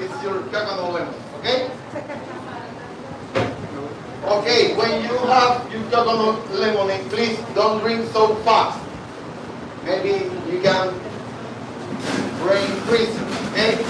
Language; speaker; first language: English; non-native, learner; Spanish